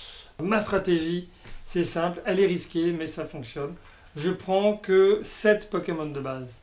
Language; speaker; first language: French; native; French